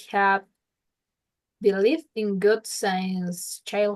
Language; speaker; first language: English; non-native, learner; Spanish